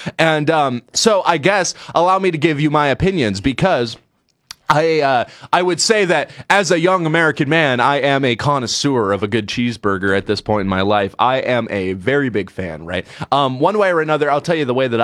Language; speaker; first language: English; native; English